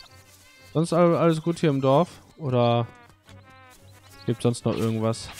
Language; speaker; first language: German; native; German